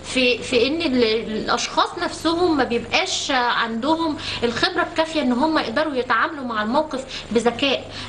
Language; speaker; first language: Arabic; native; Arabic